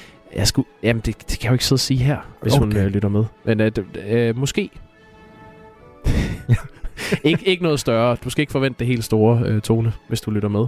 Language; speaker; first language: Danish; native; Danish